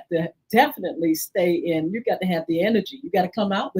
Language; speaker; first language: English; native; English